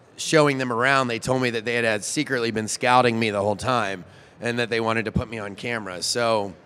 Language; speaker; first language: English; native; English